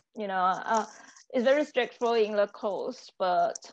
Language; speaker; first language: English; non-native, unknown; Chinese